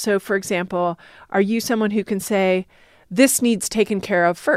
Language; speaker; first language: English; native; English